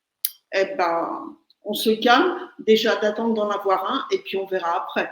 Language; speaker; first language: French; native; French